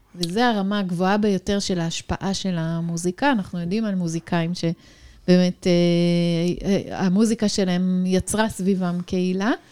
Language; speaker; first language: Hebrew; native; Hebrew